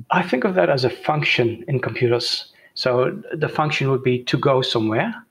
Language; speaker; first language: English; non-native, fluent; Dutch